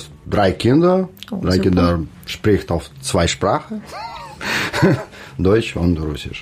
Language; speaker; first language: German; non-native, learner; Russian